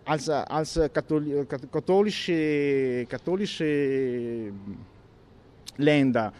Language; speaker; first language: German; non-native, learner; Italian